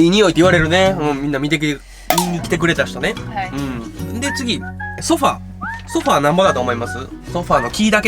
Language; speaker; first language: Japanese; native; Japanese